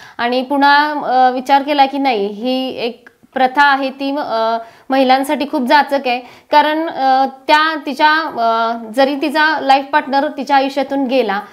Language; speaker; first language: Marathi; native; Marathi